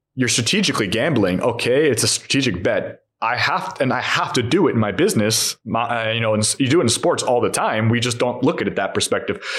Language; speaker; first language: English; native; English